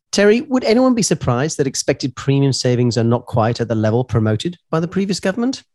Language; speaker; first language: English; native; English